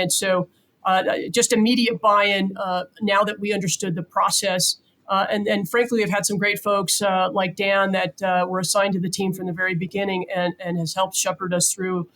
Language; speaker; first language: English; native; English